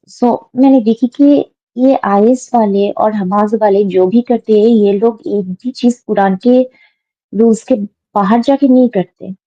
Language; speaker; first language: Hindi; non-native, fluent; Bangla